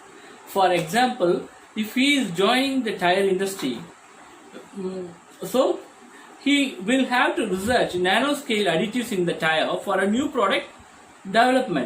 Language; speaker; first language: English; non-native, local second language; Tamil